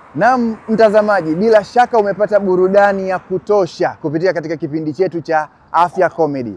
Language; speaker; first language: Swahili; native; Swahili